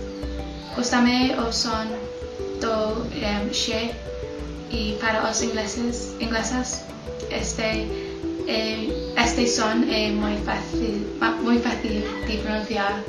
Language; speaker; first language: Galician; non-native, learner; English